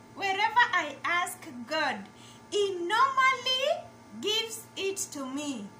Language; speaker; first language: English; non-native, local second language; Kamba